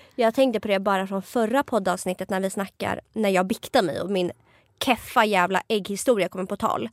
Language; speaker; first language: Swedish; native; Swedish